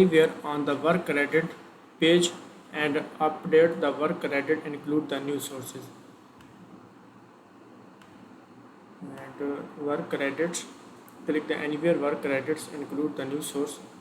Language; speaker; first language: English; non-native, learner; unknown